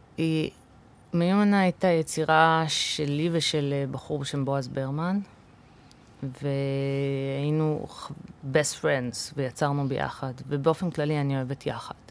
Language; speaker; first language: Hebrew; early bilingual, other home language; English